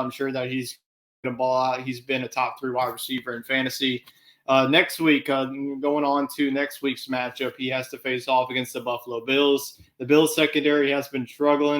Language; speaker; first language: English; native; English